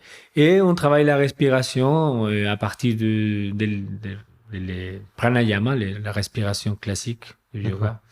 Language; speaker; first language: French; non-native, fluent; Spanish